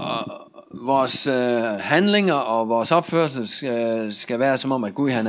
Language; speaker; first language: Danish; non-native, fluent; Russian